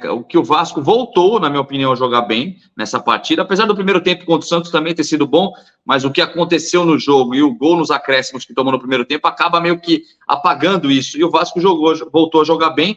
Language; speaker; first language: Portuguese; native; Portuguese